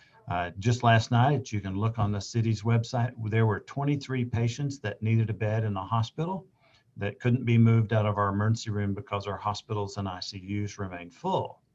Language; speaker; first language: English; native; English